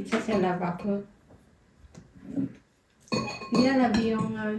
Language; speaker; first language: French; non-native, learner; Vietnamese